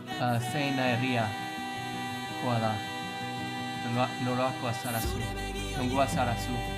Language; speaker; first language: Basque; non-native, learner; English